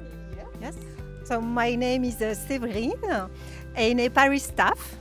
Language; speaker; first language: English; non-native, learner; French